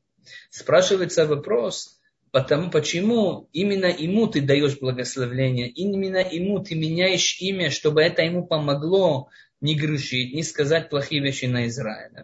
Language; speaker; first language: Russian; non-native, fluent; Hebrew